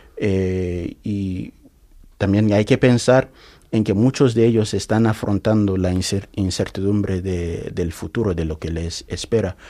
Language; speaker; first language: Spanish; non-native, fluent; Igbo